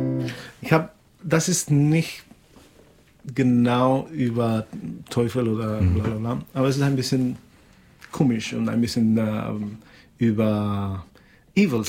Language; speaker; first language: German; non-native, fluent; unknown